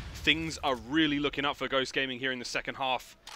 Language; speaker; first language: English; native; English